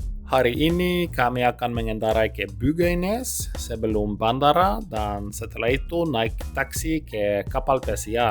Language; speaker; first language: Indonesian; non-native, fluent; Norwegian